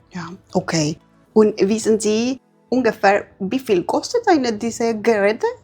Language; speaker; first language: German; non-native, learner; Spanish